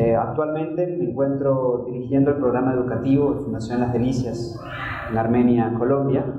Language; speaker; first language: Spanish; native; Spanish